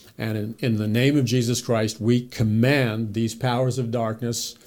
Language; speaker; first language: English; native; English